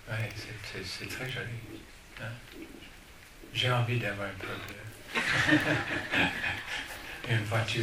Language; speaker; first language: French; non-native, fluent; English